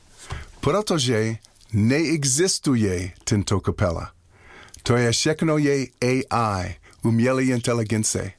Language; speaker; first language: Czech; non-native, learner; English